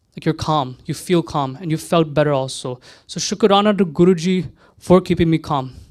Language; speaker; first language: English; early bilingual, other home language; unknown